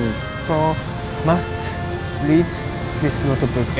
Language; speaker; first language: English; non-native, learner; Japanese